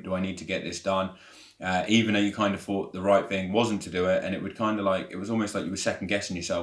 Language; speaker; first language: English; native; English